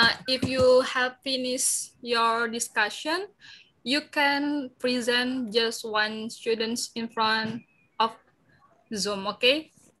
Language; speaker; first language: English; non-native, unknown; Indonesian